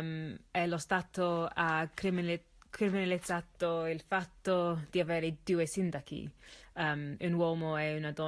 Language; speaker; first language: Italian; non-native, learner; English